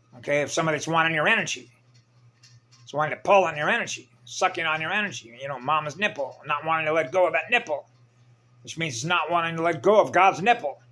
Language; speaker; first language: English; native; English